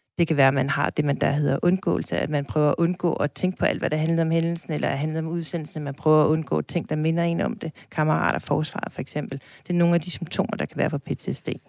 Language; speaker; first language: Danish; native; Danish